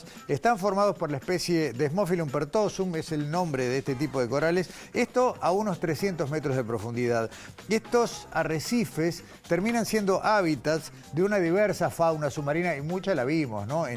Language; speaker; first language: Spanish; native; Spanish